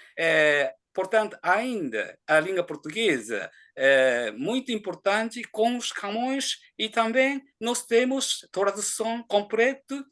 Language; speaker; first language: Portuguese; non-native, fluent; Japanese